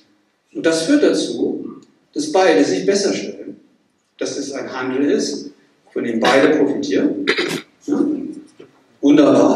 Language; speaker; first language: German; native; German